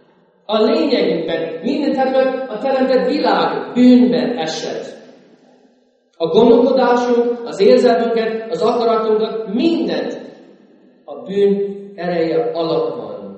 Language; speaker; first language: Hungarian; non-native, fluent; English